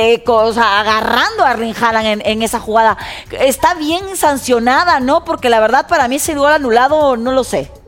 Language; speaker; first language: Spanish; native; Spanish